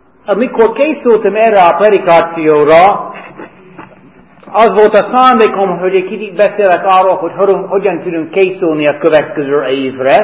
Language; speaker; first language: Hungarian; non-native, learner; English